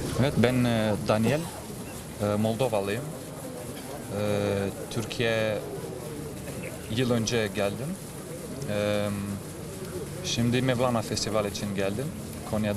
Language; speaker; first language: Turkish; non-native, learner; Romanian